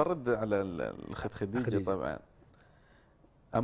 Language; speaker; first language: Arabic; native; Arabic